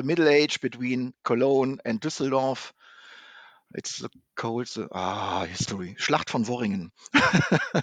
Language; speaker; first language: English; non-native, fluent; German